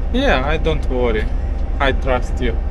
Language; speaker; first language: English; non-native, learner; Russian